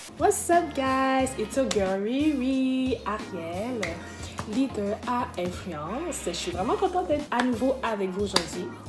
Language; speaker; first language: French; native; French